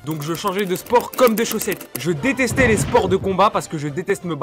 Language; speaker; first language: French; native; French